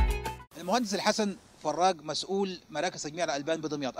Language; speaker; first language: Arabic; native; Arabic